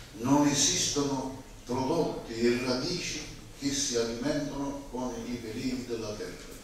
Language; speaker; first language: Italian; native; Italian